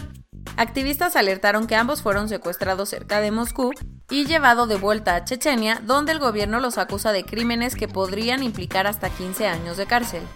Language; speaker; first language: Spanish; native; Spanish